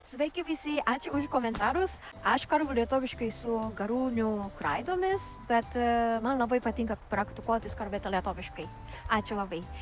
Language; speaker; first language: Lithuanian; non-native, learner; Japanese